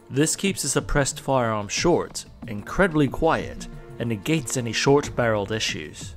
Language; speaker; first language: English; non-native, local second language; Cantonese